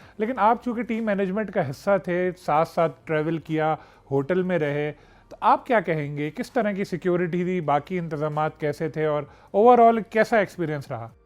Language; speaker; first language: Urdu; native; Urdu